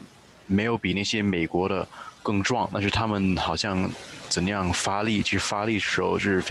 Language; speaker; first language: Chinese; early bilingual, heritage; Chinese